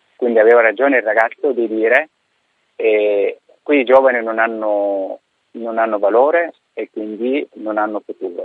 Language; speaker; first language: Italian; non-native, fluent; Arabic